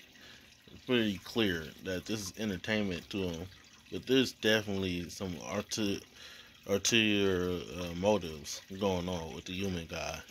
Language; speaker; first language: English; native; English